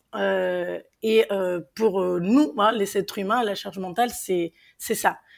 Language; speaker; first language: French; non-native, fluent; Spanish